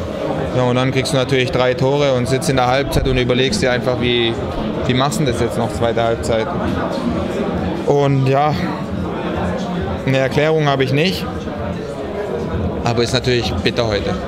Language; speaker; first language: German; native; German